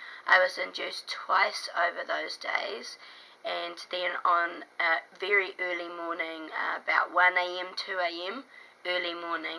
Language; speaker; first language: English; native; English